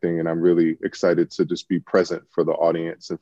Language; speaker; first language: English; native; English